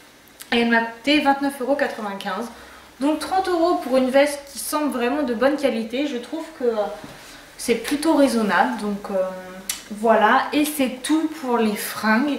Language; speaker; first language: French; native; French